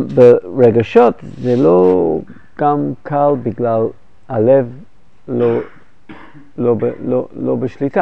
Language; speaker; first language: Hebrew; non-native, fluent; English